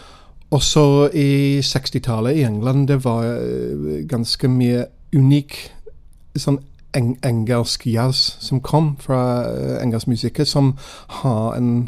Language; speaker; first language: Norwegian; non-native, fluent; English